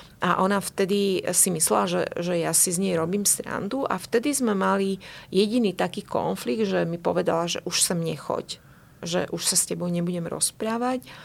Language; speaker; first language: Slovak; non-native, local second language; Hungarian